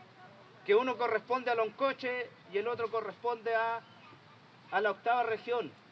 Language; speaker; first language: Spanish; native; Spanish